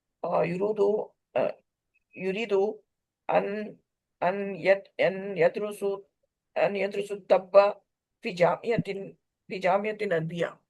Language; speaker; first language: Arabic; non-native, learner; Urdu